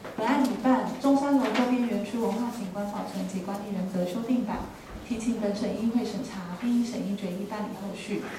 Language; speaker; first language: Chinese; native; Chinese